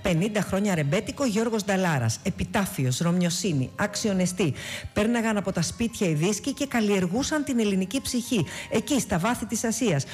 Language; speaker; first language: Greek; early bilingual, other home language; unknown